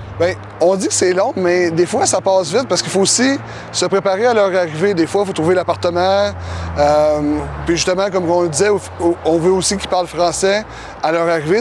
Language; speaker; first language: French; native; French